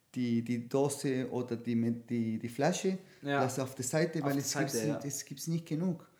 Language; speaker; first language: German; non-native, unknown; Spanish